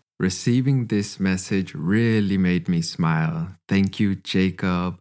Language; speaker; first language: English; native; English